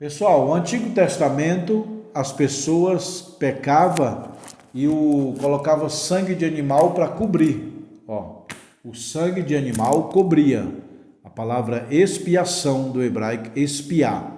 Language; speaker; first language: Portuguese; native; Portuguese